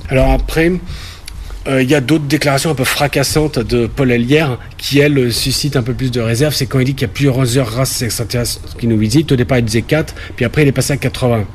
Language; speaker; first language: French; native; French